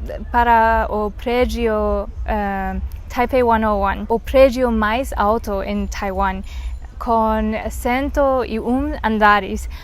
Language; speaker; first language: Portuguese; non-native, learner; Chinese